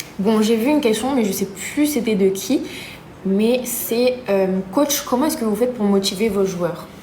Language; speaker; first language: French; native; French